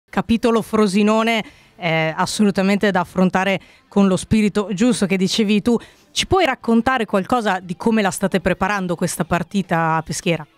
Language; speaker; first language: Italian; native; Italian